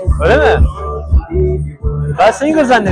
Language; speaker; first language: Turkish; native; Turkish